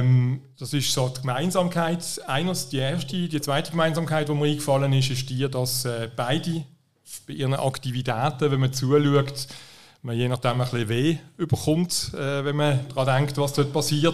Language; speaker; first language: German; native; German